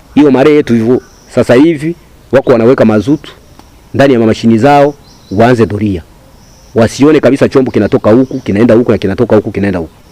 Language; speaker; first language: Swahili; native; Swahili